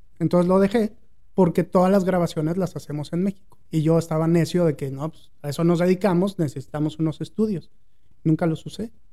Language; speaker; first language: Spanish; native; Spanish